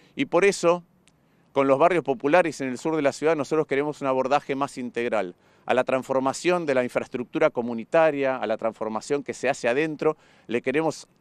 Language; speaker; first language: Spanish; native; Spanish